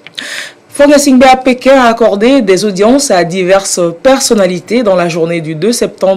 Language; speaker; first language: French; native; French